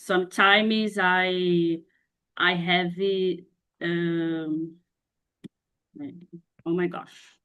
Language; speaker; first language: English; non-native, learner; Portuguese